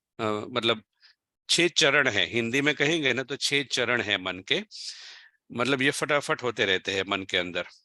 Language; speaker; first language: Hindi; non-native, local second language; Gujarati